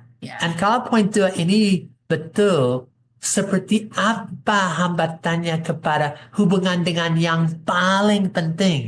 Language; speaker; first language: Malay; non-native, fluent; English